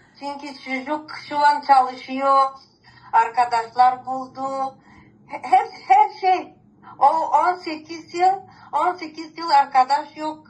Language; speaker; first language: Turkish; non-native, learner; Greek